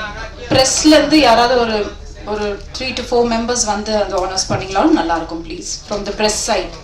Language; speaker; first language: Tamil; native; Tamil